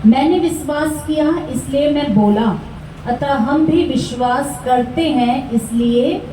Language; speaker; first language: Hindi; non-native, local second language; Telugu